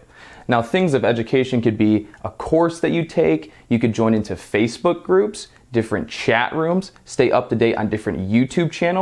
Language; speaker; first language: English; native; English